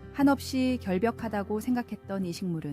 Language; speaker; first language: Korean; native; Korean